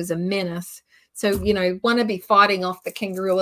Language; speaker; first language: English; native; English